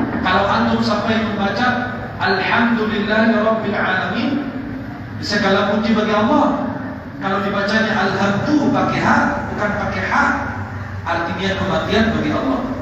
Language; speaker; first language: Indonesian; non-native, fluent; Arabic